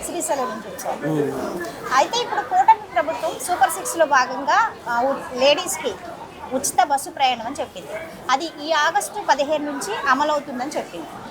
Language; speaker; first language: Telugu; native; Telugu